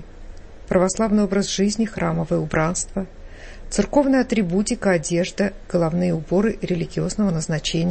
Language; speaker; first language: Russian; native; Russian